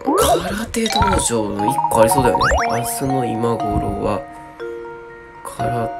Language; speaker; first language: Japanese; native; Japanese